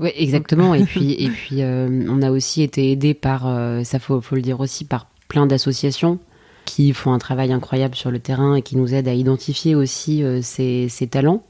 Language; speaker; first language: French; native; French